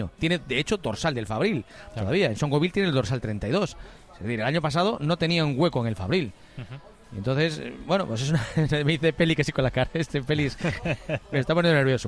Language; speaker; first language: Spanish; native; Spanish